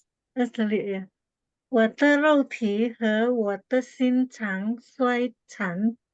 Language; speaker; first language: Chinese; non-native, learner; Indonesian